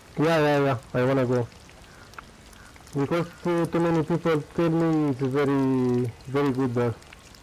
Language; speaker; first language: English; non-native, learner; Romanian